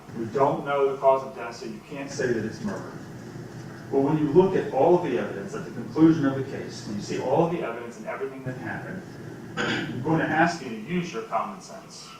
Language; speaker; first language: English; native; English